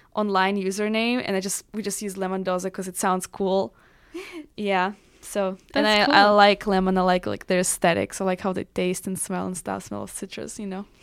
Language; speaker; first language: English; non-native, fluent; Russian